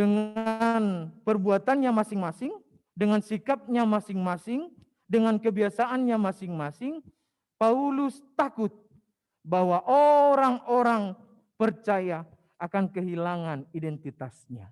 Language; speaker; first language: Indonesian; native; Indonesian